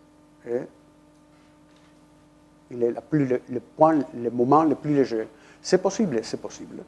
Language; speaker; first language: French; non-native, fluent; Spanish